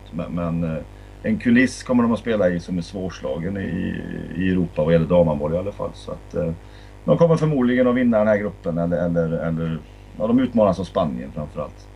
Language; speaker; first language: Swedish; native; Swedish